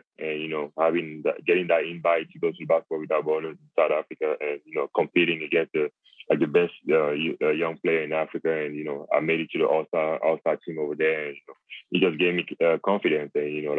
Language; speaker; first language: English; non-native, local second language; French